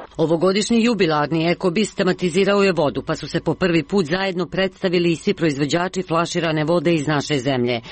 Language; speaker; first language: Croatian; native; Croatian